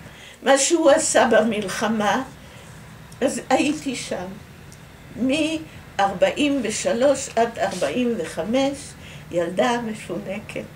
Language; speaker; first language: Hebrew; early bilingual, other home language; Dutch